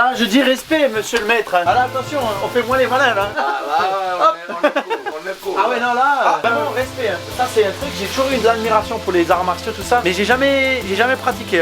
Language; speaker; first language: French; native; French